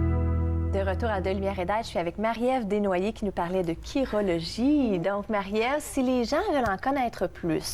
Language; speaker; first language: French; native; French